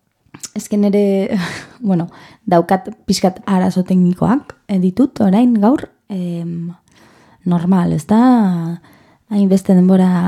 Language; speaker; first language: Basque; non-native, learner; Spanish